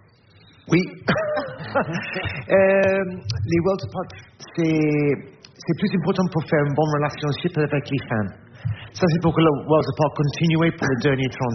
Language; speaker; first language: French; non-native, learner; English